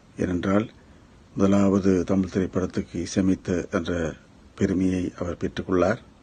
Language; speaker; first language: Tamil; native; Tamil